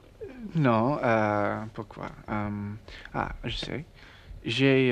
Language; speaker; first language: French; non-native, learner; English